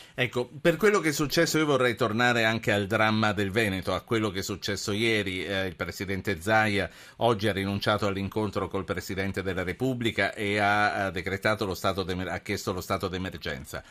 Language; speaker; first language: Italian; native; Italian